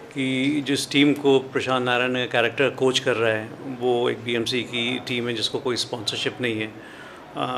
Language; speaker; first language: Hindi; native; Hindi